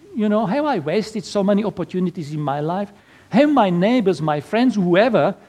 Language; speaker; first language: English; non-native, fluent; Slovak